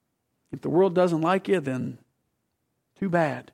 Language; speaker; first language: English; native; English